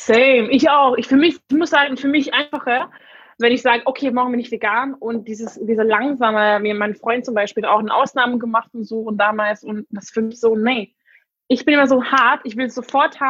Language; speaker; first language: German; non-native, fluent; Hungarian